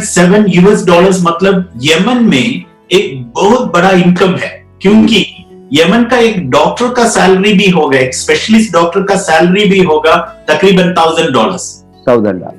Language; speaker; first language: Hindi; non-native, local second language; Malayalam